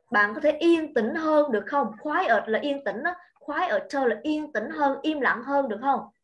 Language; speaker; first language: Vietnamese; native; Vietnamese